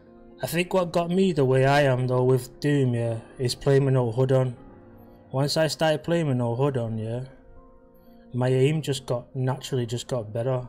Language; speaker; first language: English; native; English